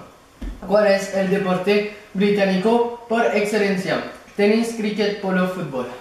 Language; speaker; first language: Spanish; non-native, learner; French